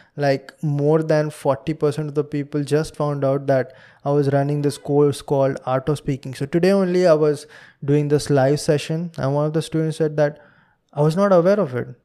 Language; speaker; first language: English; non-native, local second language; Hindi